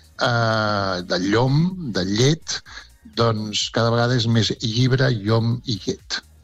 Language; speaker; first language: Catalan; native; Catalan